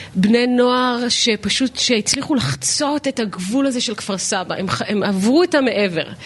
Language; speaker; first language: Hebrew; native; Hebrew